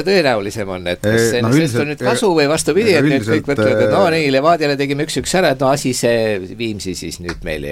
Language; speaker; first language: Estonian; native; Estonian